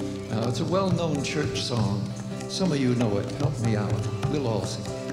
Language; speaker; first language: English; native; English